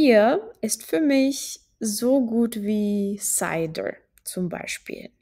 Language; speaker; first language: German; non-native, fluent; Czech